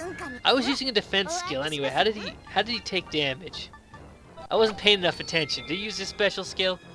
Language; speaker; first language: English; native; English